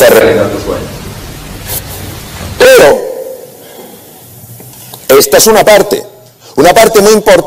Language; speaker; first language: Spanish; native; Spanish